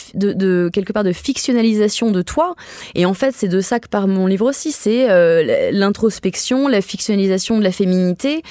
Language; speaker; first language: French; native; French